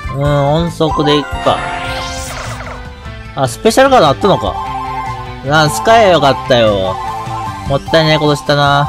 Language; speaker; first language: Japanese; native; Japanese